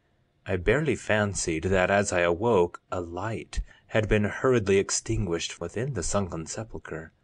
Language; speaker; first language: English; native; English